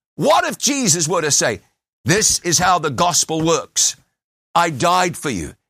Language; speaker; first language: English; native; English